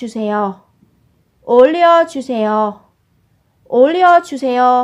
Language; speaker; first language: Korean; non-native, fluent; Vietnamese